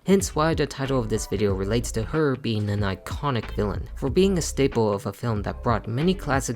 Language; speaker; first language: English; native; English